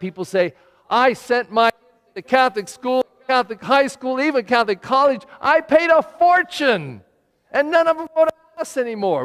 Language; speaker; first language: English; native; English